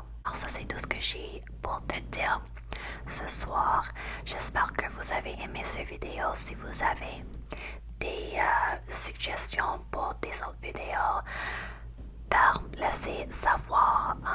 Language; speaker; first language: French; non-native, learner; English